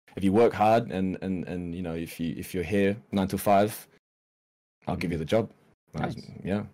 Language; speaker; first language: English; native; English